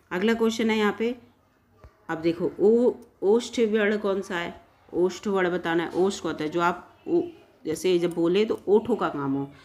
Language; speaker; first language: Hindi; native; Hindi